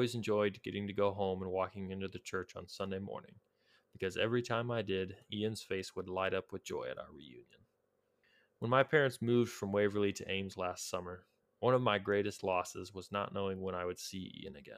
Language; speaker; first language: English; native; English